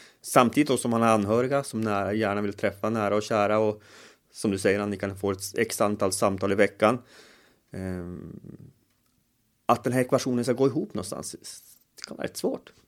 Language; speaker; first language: Swedish; native; Swedish